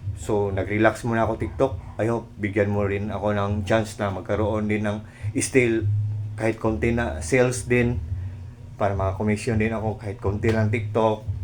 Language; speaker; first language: Filipino; non-native, local second language; Cebuano